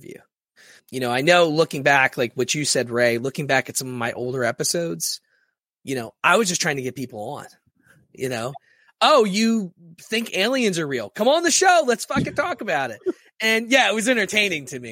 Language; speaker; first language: English; native; English